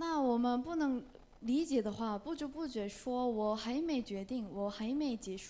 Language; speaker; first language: Chinese; non-native, learner; Korean